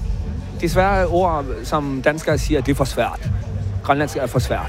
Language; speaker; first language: Danish; non-native, local second language; Kalaallisut